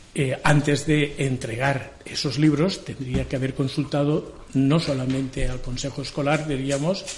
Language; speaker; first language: Spanish; non-native, local second language; Catalan